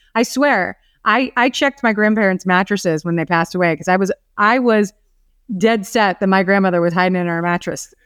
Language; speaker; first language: English; native; English